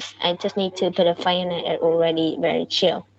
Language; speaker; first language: English; non-native, learner; Vietnamese